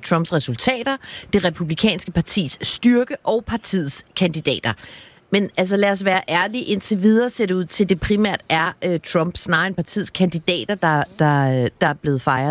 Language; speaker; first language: Danish; native; Danish